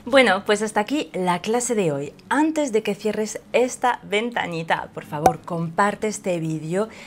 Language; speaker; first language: Spanish; non-native, fluent; French